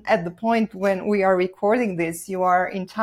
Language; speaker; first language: English; non-native, fluent; Romanian